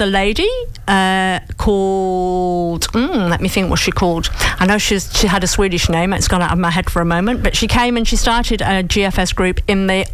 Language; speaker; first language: English; native; English